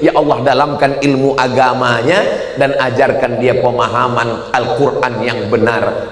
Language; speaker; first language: Indonesian; native; Indonesian